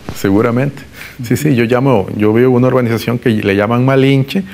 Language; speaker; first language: Spanish; native; Spanish